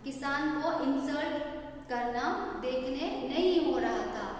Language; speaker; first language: Hindi; non-native, local second language; Kannada